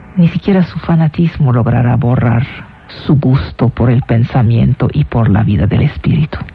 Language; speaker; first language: Spanish; non-native, fluent; Arabic